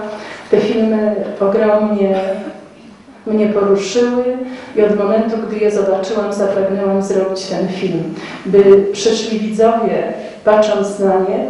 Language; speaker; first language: Polish; native; Polish